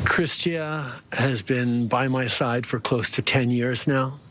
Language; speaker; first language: English; native; English